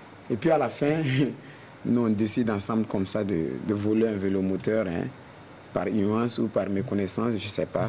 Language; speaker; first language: French; non-native, local second language; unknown